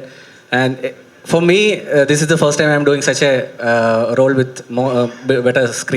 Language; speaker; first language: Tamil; non-native, learner; Malayalam